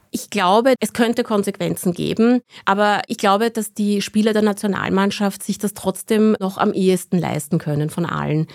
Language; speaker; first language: German; early bilingual, other home language; Persian